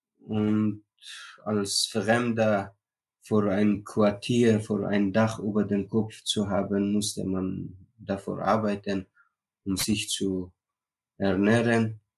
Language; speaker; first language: German; non-native, learner; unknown